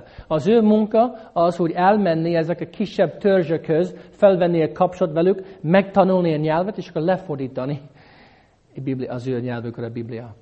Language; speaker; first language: Hungarian; non-native, fluent; English